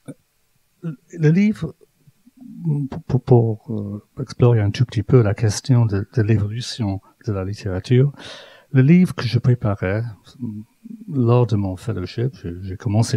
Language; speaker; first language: French; non-native, fluent; English